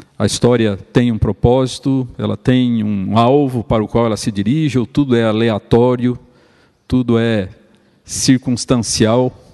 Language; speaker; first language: Portuguese; native; Portuguese